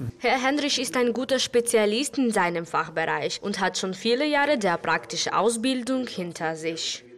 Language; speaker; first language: German; non-native, learner; Ukrainian